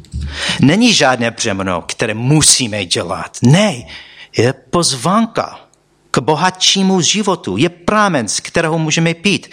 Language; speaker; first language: Czech; non-native, fluent; English